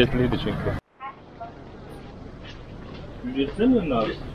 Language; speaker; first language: Turkish; native; Turkish